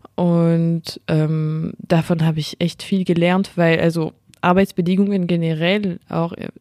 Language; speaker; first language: German; non-native, fluent; French